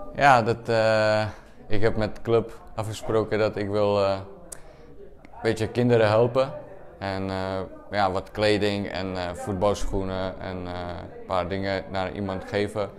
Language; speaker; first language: Dutch; non-native, learner; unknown